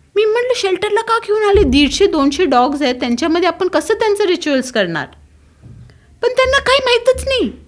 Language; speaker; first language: Marathi; non-native, local second language; Tulu